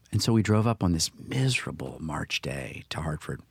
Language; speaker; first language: English; native; English